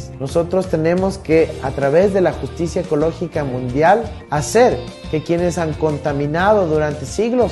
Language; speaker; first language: Spanish; native; Spanish